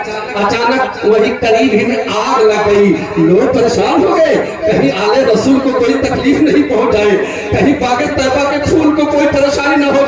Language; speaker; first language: Hindi; native; Hindi